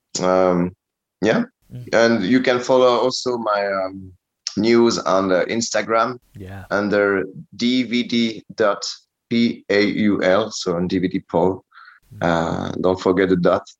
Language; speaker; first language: English; non-native, learner; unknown